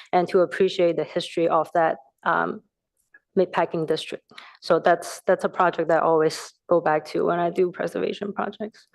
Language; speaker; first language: English; non-native, fluent; Chinese